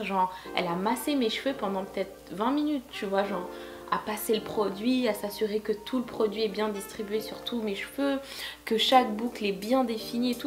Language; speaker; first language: French; native; French